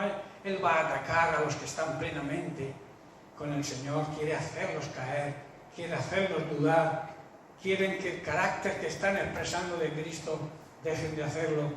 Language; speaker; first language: Spanish; native; Spanish